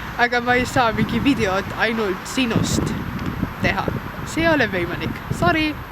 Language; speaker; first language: Estonian; non-native, learner; German